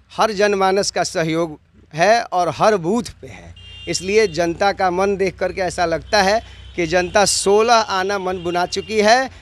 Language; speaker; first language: Hindi; native; Hindi